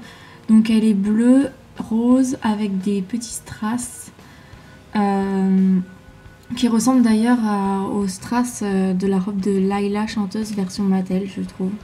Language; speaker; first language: French; native; French